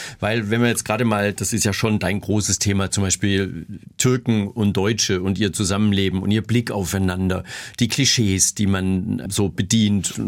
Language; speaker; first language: German; native; German